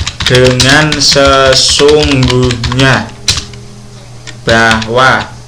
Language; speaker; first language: Indonesian; non-native, local second language; Javanese